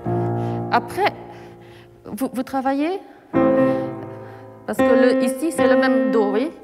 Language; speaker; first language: French; non-native, fluent; Japanese